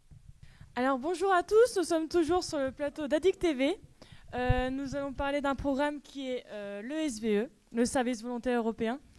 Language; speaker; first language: French; native; French